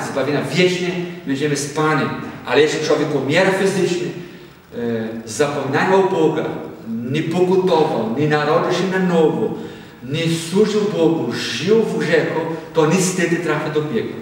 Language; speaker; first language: Polish; non-native, learner; Portuguese